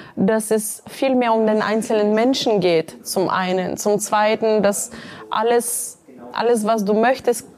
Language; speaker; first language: German; non-native, fluent; Bulgarian